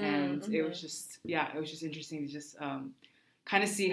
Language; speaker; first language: English; early bilingual, other home language; Spanish